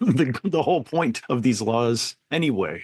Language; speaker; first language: English; native; English